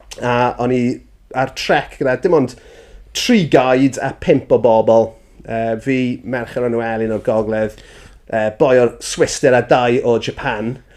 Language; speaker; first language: Welsh; native; Welsh